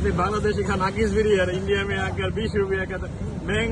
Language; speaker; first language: Hindi; non-native, learner; Bangla